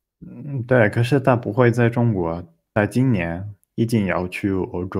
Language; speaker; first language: Chinese; non-native, learner; Portuguese